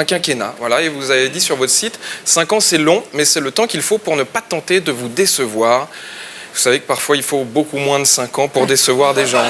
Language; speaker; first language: French; native; French